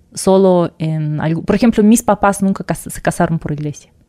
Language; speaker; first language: Spanish; non-native, fluent; Russian